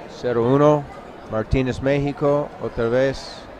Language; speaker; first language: Spanish; non-native, learner; English